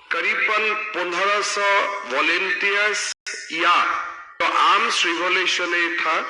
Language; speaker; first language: Hindi; non-native, local second language; Assamese